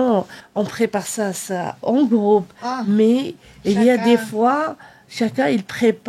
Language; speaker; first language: French; non-native, learner; Arabic